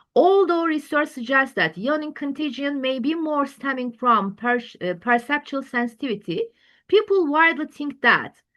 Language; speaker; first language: English; non-native, fluent; Turkish